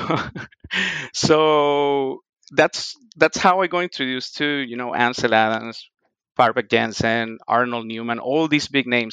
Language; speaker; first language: English; non-native, fluent; Spanish